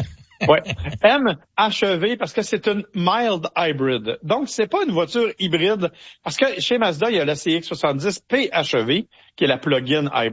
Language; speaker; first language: French; native; French